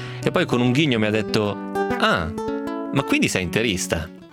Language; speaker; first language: Italian; native; Italian